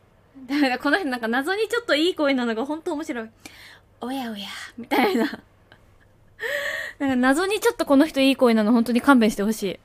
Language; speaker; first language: Japanese; native; Japanese